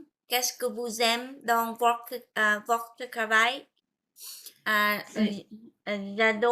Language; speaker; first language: French; non-native, learner; Vietnamese